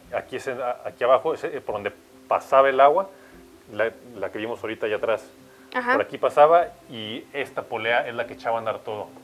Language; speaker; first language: Spanish; native; Spanish